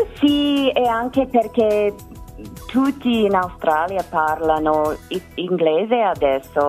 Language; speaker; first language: Italian; non-native, learner; English